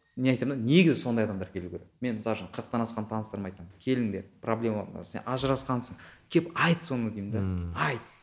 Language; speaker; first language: Kazakh; non-native, local second language; Uzbek